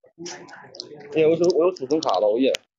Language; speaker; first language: Chinese; native; Chinese